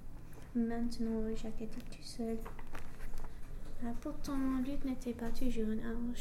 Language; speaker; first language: French; non-native, learner; English